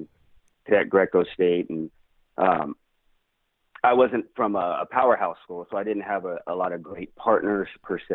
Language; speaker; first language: English; native; English